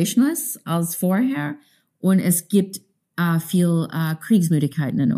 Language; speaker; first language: German; non-native, fluent; English